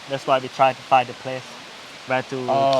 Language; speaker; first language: English; non-native, learner; Thai